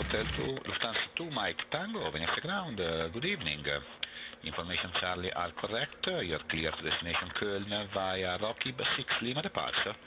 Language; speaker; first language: English; non-native, fluent; Italian